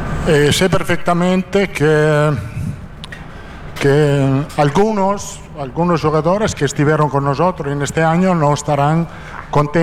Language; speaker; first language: Portuguese; non-native, fluent; Italian